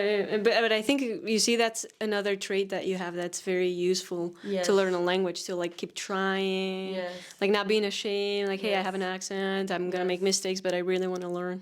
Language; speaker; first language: English; non-native, fluent; Spanish